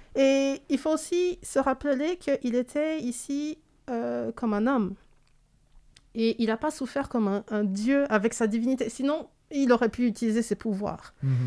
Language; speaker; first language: French; native; French